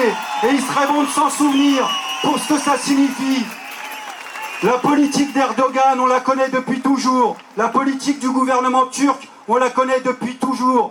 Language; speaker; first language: French; native; French